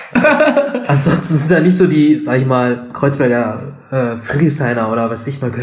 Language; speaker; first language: German; native; German